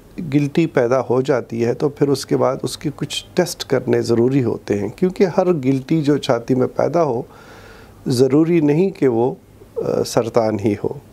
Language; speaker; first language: Urdu; non-native, local second language; Pashto